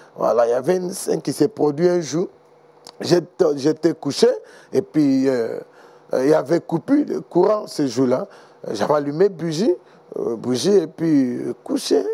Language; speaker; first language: French; non-native, learner; Igbo